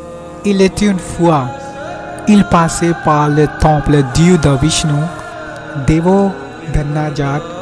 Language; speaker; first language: French; non-native, learner; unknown